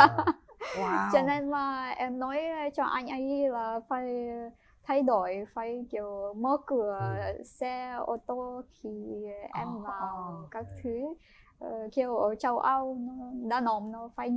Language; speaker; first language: Vietnamese; non-native, fluent; Ukrainian